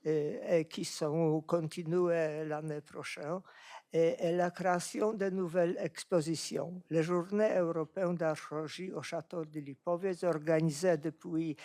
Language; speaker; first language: French; non-native, fluent; Polish